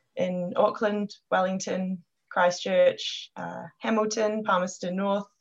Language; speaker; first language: Spanish; non-native, learner; English